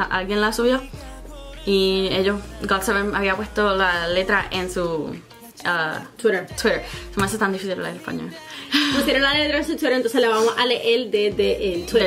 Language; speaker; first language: Spanish; early bilingual, heritage; Spanish